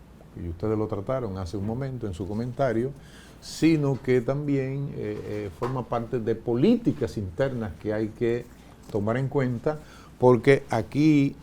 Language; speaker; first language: Spanish; native; Spanish